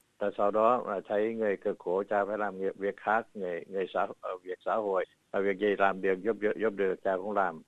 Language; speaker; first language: Vietnamese; early bilingual, heritage; Vietnamese